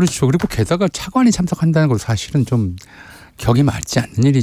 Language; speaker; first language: Korean; native; Korean